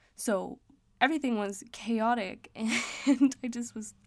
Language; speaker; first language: English; non-native, fluent; Danish